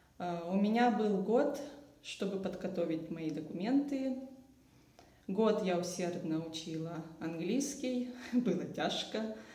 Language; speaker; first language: Russian; native; Russian